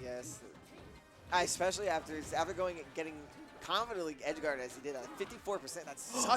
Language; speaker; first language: English; native; English